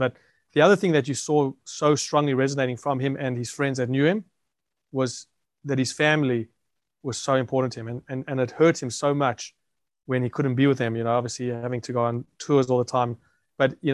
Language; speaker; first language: English; native; English